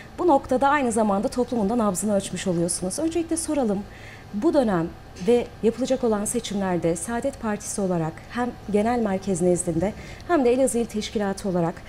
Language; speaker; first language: Turkish; native; Turkish